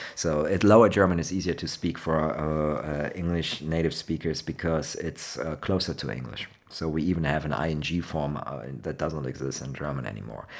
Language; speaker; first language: English; non-native, fluent; German